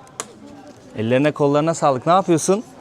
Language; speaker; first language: Turkish; native; Turkish